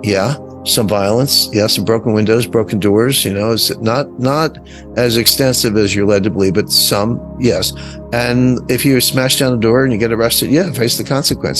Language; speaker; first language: English; native; English